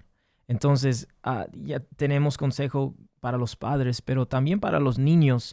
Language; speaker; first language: Spanish; early bilingual, heritage; English